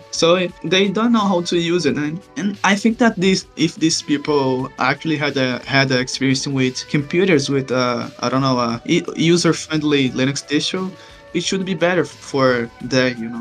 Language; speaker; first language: English; non-native, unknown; Portuguese